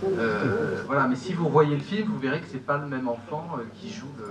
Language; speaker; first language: French; native; French